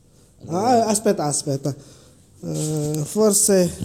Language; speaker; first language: Italian; non-native, learner; Indonesian